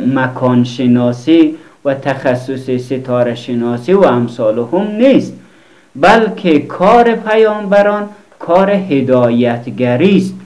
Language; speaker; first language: Persian; native; Persian